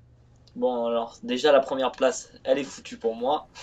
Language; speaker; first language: French; native; French